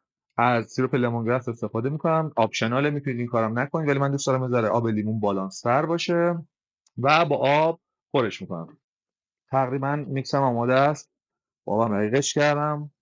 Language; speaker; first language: Persian; native; Persian